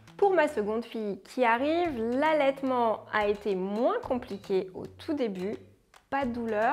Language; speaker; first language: French; native; French